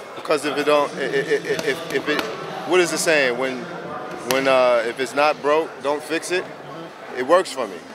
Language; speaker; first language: English; native; English